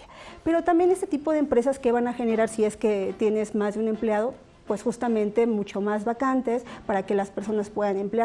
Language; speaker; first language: Spanish; native; Spanish